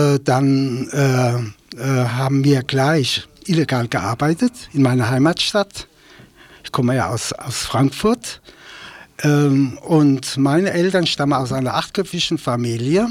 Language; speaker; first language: German; native; German